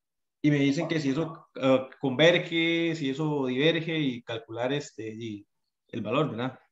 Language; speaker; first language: Spanish; native; Spanish